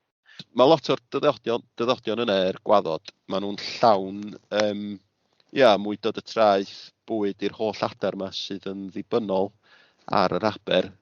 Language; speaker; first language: Welsh; native; Welsh